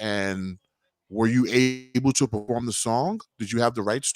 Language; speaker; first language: English; native; English